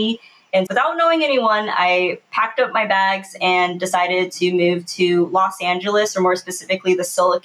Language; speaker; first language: English; native; English